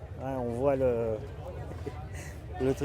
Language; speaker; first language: French; native; French